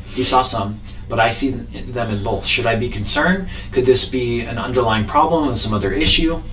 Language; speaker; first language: English; native; English